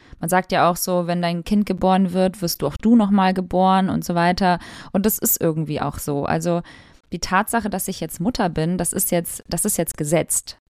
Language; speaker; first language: German; early bilingual, other home language; Albanian